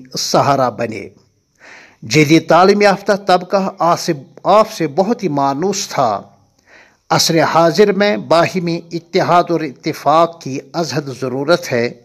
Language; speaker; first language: Urdu; non-native, local second language; Kashmiri